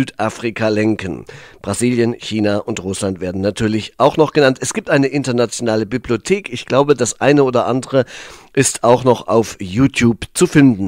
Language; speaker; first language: German; native; German